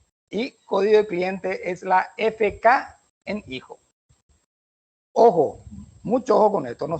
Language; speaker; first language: Spanish; native; Spanish